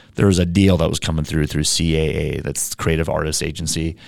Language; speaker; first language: English; native; English